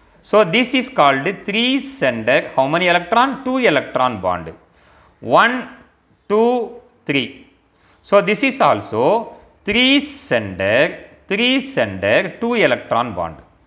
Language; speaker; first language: English; non-native, local second language; Tamil